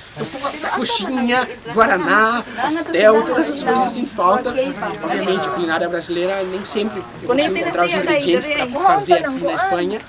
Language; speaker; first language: Portuguese; native; Portuguese